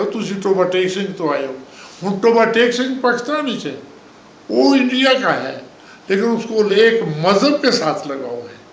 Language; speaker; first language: Urdu; non-native, local second language; Punjabi